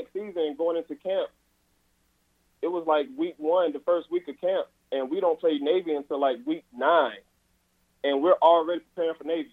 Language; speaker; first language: English; native; English